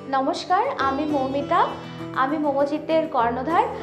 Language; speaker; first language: Bangla; native; Bangla